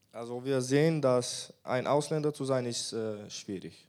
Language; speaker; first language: German; non-native, fluent; Bulgarian